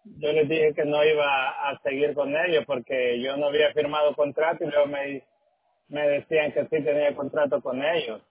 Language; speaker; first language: Spanish; native; Spanish